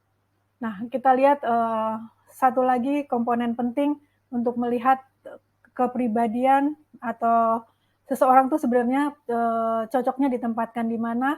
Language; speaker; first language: Indonesian; native; Indonesian